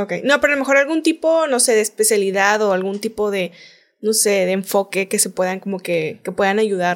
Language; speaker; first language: Spanish; native; Spanish